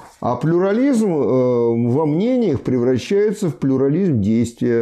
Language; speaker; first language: Russian; native; Russian